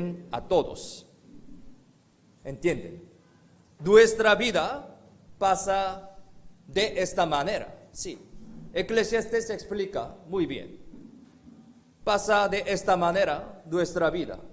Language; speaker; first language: Spanish; non-native, fluent; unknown